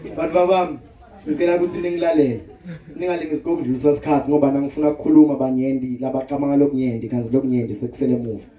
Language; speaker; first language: Zulu; non-native, local second language; Swati